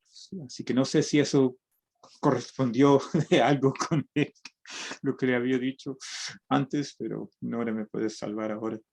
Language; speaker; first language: Spanish; early bilingual, heritage; Spanish